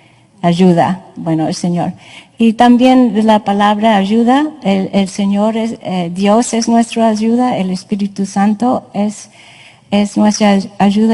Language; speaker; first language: Spanish; non-native, fluent; English